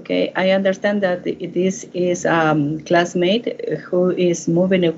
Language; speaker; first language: English; non-native, learner; Spanish